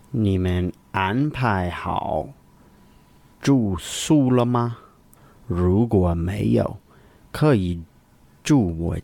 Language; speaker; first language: Chinese; non-native, learner; English